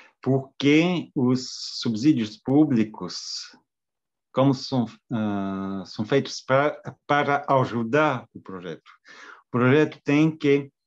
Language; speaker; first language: Portuguese; non-native, fluent; French